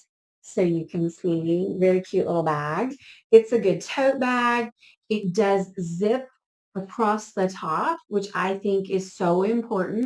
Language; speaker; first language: English; native; English